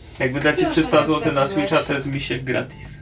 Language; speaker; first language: Polish; native; Polish